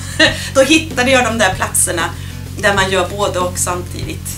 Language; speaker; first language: Swedish; native; Swedish